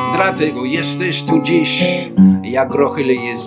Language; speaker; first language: Polish; non-native, learner; Danish